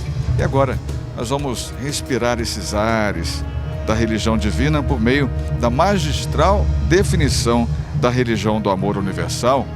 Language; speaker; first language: Portuguese; native; Portuguese